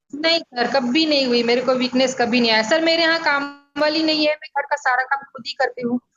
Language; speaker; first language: Hindi; non-native, local second language; Gujarati